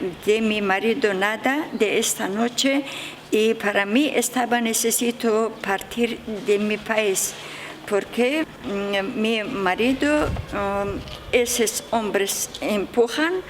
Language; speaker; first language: Spanish; non-native, learner; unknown